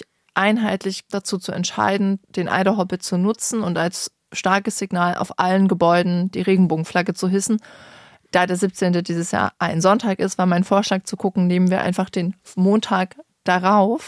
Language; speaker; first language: German; native; German